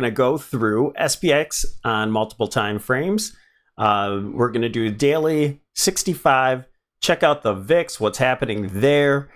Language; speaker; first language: English; native; English